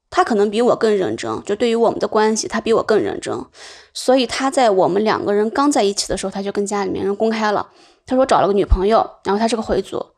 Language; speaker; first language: Chinese; native; Chinese